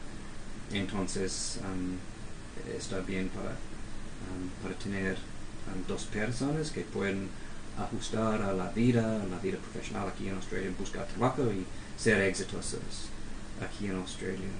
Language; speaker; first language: Spanish; non-native, fluent; English